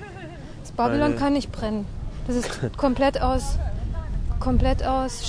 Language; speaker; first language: German; native; German